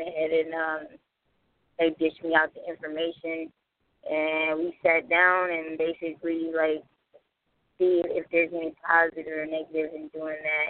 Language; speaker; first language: English; native; English